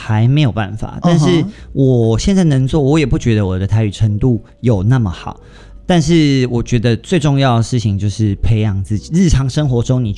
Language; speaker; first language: Chinese; non-native, local second language; Min Nan Chinese